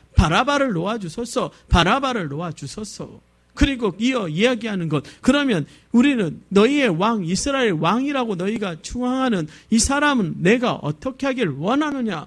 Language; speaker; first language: Korean; native; Korean